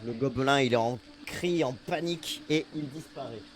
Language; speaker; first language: French; native; French